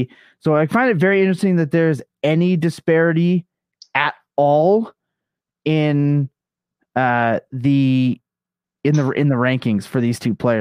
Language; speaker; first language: English; native; English